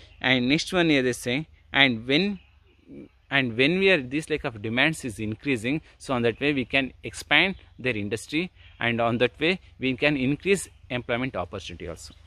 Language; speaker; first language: English; non-native, local second language; Kannada